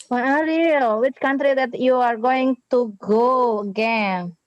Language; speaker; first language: English; non-native, fluent; Indonesian